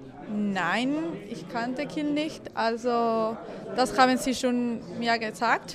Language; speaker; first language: German; non-native, fluent; Spanish